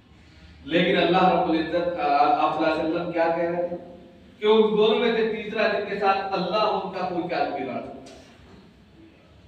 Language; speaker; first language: Urdu; native; Urdu